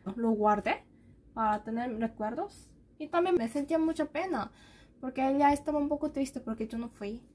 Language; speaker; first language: Spanish; non-native, fluent; Korean